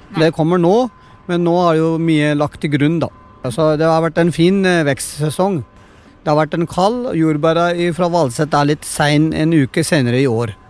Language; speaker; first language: Norwegian; non-native, fluent; Punjabi